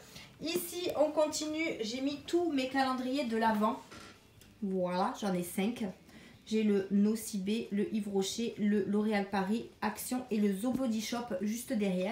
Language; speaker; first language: French; native; French